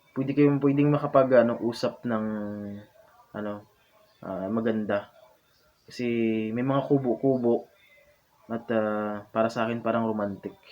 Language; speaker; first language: Filipino; non-native, local second language; Hiligaynon